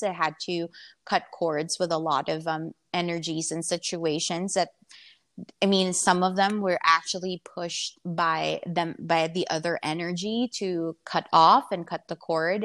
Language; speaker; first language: English; non-native, local second language; Filipino